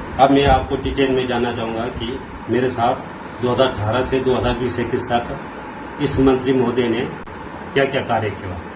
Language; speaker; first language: Hindi; native; Hindi